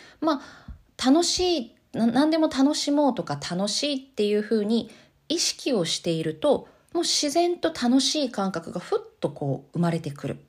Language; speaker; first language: Japanese; native; Japanese